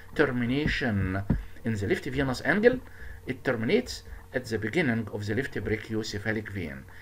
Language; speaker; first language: English; non-native, fluent; Arabic